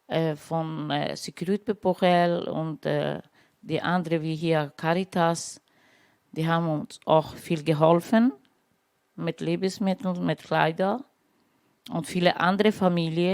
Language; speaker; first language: German; non-native, learner; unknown